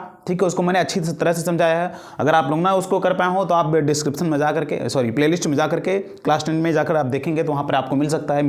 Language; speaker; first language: Hindi; native; Hindi